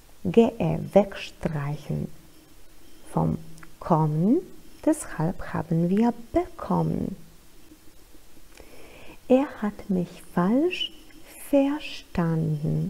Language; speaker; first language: German; non-native, fluent; Polish